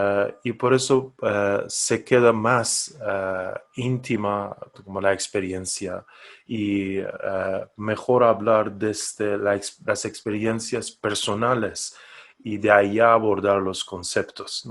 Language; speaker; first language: Spanish; non-native, fluent; Persian